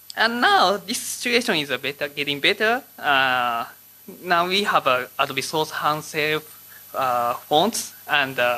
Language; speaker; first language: English; non-native, learner; Japanese